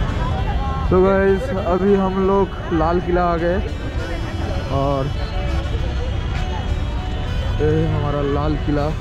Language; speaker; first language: Hindi; non-native, local second language; Bangla